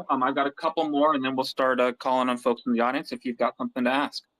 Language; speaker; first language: English; native; English